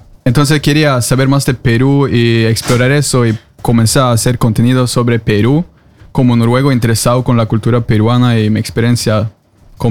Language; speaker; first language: Spanish; non-native, fluent; Norwegian